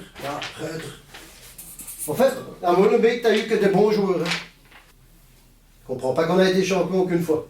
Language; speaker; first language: French; native; French